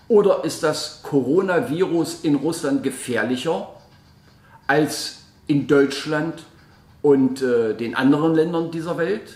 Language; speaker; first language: German; native; German